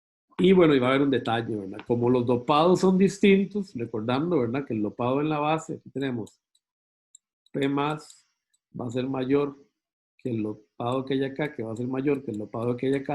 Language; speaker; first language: Spanish; native; Spanish